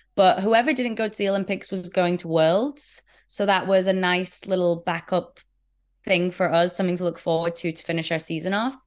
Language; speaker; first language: English; native; English